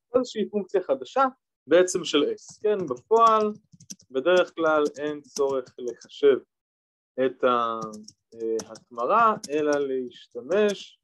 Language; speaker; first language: Hebrew; native; Hebrew